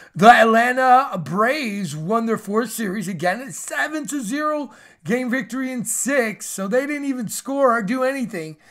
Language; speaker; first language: English; native; English